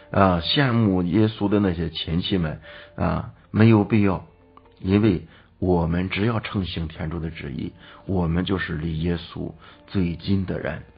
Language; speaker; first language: Chinese; native; Chinese